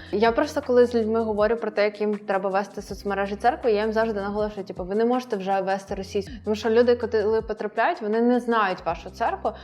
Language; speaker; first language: Ukrainian; non-native, local second language; Russian